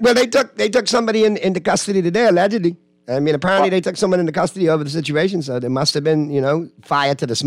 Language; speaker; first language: English; native; English